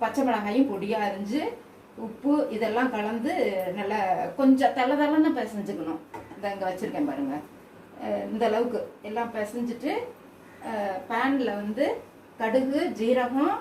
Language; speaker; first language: Tamil; native; Tamil